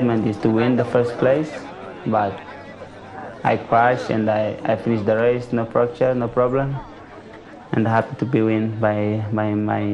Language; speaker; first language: English; non-native, learner; Tigrinya